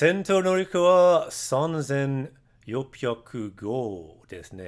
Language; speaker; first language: Japanese; non-native, fluent; English